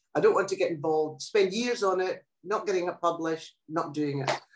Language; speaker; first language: English; non-native, local second language; Italian